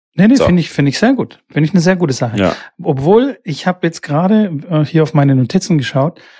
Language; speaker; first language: German; native; German